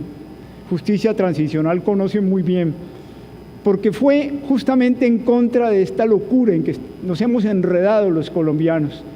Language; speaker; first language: Spanish; native; Spanish